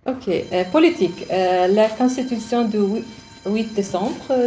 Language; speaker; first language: French; non-native, learner; Uzbek